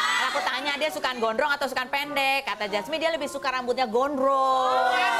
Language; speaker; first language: Indonesian; native; Indonesian